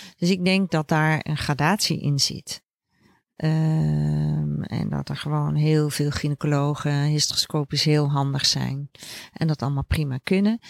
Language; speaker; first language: Dutch; native; Dutch